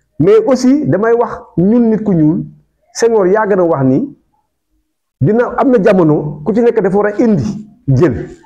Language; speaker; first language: Wolof; non-native, local second language; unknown